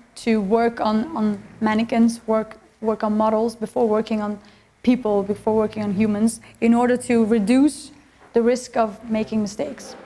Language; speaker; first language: English; non-native, fluent; Persian